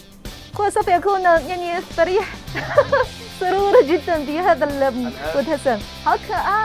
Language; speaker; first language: Arabic; non-native, learner; Chinese